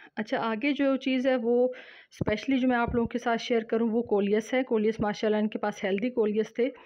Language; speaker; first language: Urdu; native; Urdu